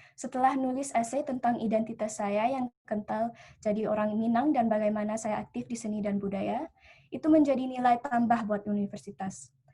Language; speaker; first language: Indonesian; early bilingual, heritage; Indonesian